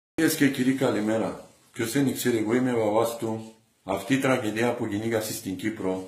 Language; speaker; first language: Greek; non-native, learner; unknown